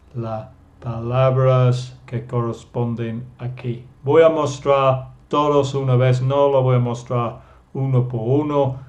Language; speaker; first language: Spanish; non-native, fluent; English